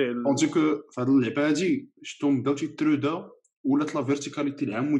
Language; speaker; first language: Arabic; native; Arabic